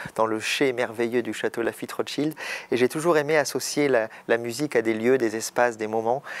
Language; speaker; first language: French; native; French